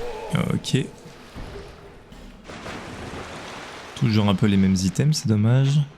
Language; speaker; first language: French; native; French